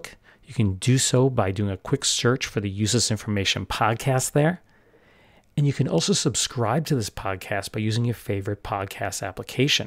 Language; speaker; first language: English; native; English